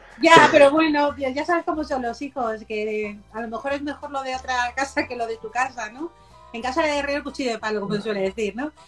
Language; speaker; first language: Spanish; native; Spanish